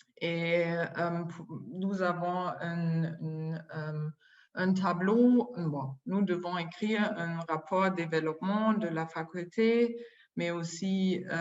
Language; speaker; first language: French; non-native, fluent; German